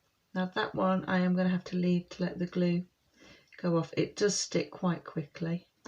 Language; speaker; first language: English; native; English